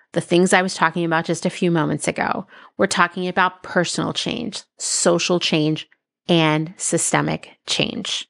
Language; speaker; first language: English; native; English